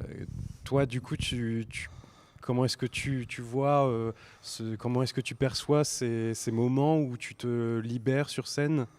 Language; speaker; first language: French; native; French